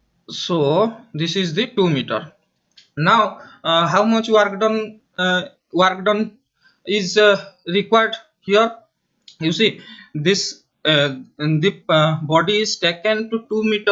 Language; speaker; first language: English; non-native, local second language; Hindi